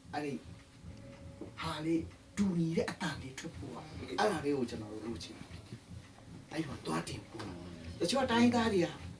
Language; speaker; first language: Burmese; non-native, local second language; Tedim Chin